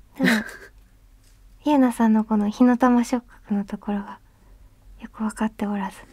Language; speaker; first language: Japanese; native; Japanese